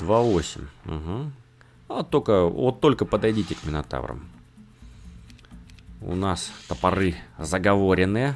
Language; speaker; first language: Russian; native; Russian